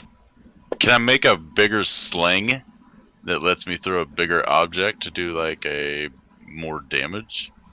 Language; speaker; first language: English; native; English